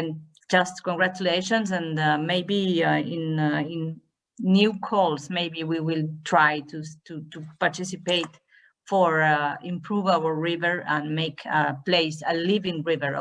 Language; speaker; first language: English; non-native, learner; Spanish